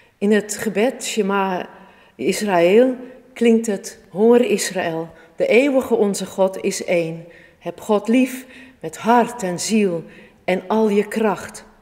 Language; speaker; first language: Dutch; native; Dutch